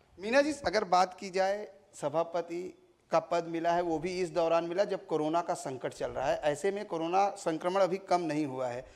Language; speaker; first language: Hindi; native; Hindi